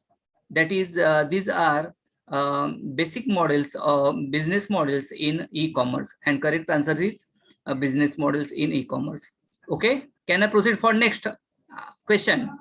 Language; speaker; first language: English; non-native, local second language; Marathi